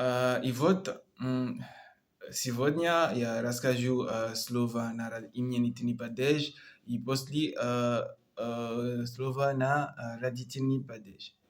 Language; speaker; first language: Russian; non-native, learner; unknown